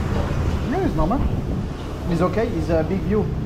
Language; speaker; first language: English; non-native, learner; French